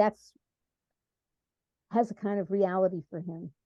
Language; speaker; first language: English; native; English